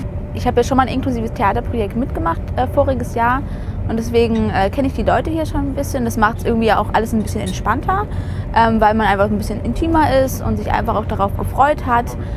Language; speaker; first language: German; native; German